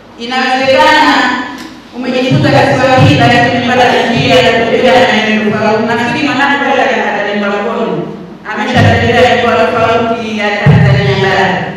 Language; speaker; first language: Swahili; native; Swahili